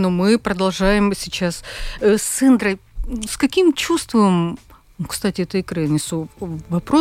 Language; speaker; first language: Russian; native; Russian